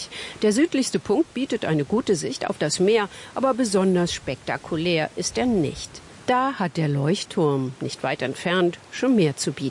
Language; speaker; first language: German; native; German